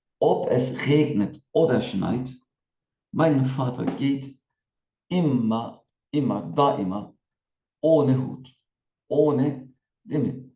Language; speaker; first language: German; non-native, fluent; Turkish